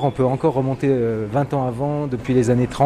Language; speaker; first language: French; native; French